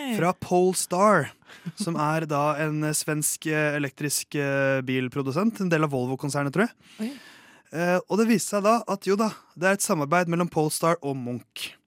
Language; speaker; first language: Norwegian; native; Norwegian